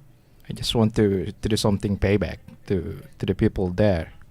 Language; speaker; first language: English; non-native, learner; Indonesian